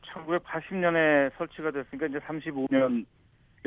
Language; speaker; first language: Korean; native; Korean